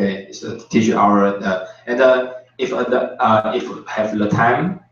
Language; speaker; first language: English; non-native, learner; Chinese